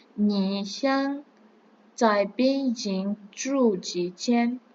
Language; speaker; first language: Chinese; non-native, fluent; Kazakh